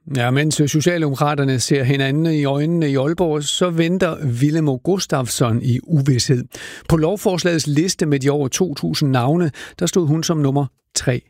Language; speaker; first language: Danish; native; Danish